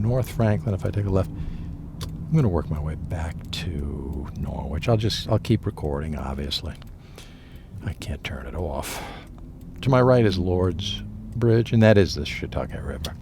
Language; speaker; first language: English; native; English